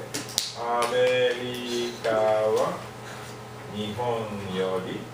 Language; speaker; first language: Japanese; non-native, learner; English